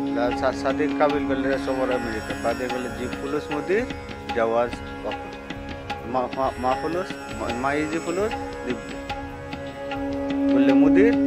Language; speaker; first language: Arabic; non-native, learner; Bangla